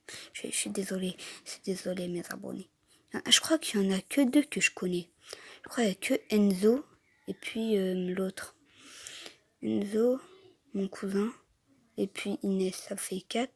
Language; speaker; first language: French; native; French